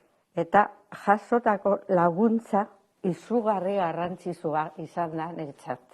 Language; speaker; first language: Basque; non-native, local second language; Spanish